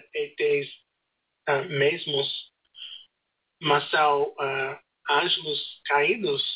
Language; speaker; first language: Portuguese; non-native, learner; English